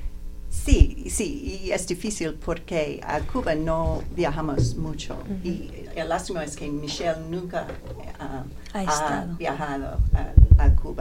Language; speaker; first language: Spanish; non-native, learner; English